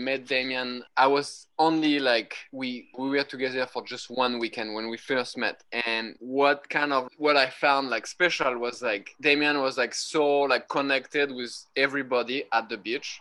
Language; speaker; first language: English; non-native, fluent; French